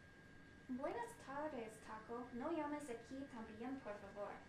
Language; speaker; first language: Spanish; non-native, learner; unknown